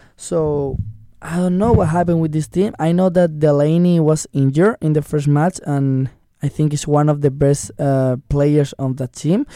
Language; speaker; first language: English; non-native, learner; Spanish